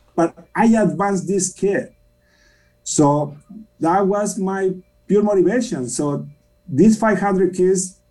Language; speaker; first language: English; non-native, fluent; Spanish